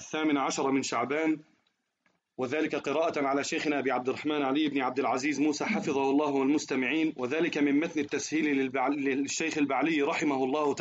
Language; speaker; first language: Arabic; native; Arabic